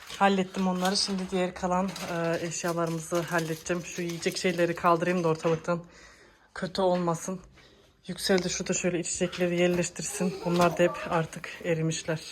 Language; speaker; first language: Turkish; early bilingual, heritage; Turkish